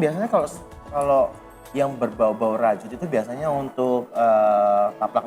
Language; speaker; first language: Indonesian; native; Indonesian